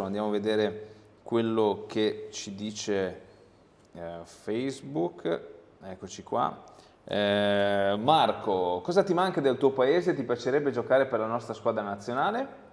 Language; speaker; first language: Italian; native; Italian